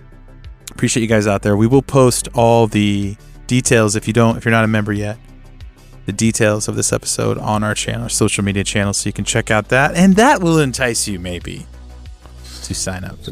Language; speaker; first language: English; native; English